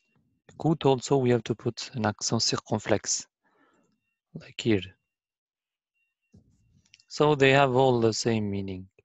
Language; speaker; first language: English; non-native, learner; Arabic